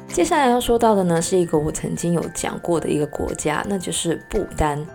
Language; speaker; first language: Chinese; non-native, local second language; Cantonese